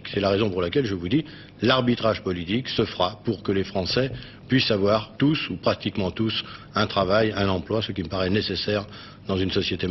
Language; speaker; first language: French; native; French